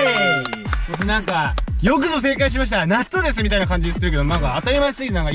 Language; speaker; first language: Japanese; native; Japanese